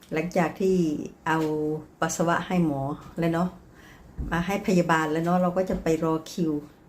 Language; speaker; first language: Thai; native; Thai